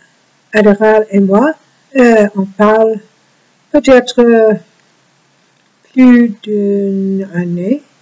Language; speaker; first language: French; non-native, learner; English